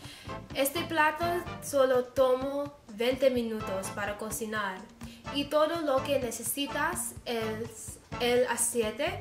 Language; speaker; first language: Spanish; non-native, learner; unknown